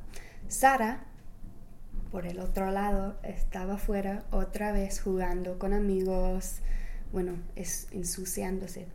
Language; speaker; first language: Spanish; non-native, fluent; English